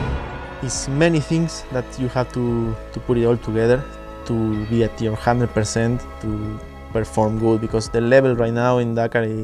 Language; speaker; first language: English; non-native, fluent; Spanish